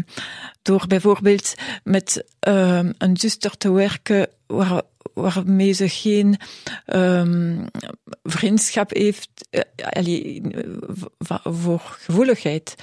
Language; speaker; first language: Dutch; non-native, local second language; French